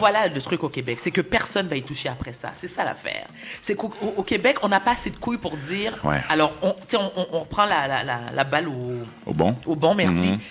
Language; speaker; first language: French; native; French